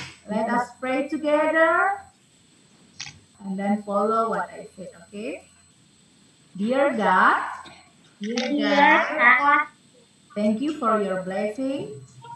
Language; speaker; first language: English; non-native, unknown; Indonesian